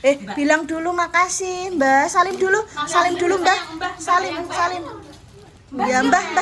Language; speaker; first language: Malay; non-native, local second language; Javanese